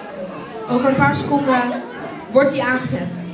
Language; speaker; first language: Dutch; native; Dutch